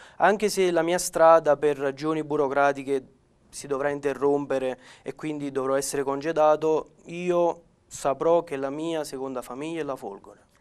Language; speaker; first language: Italian; native; Italian